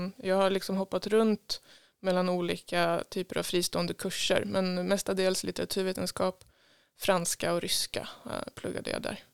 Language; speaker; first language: Swedish; native; Swedish